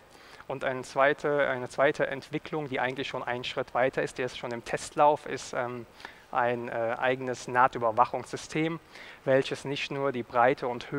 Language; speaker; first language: German; native; German